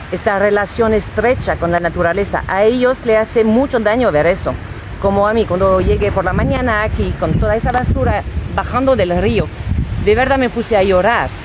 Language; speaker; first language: Spanish; non-native, fluent; French